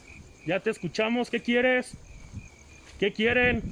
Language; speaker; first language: Spanish; native; Spanish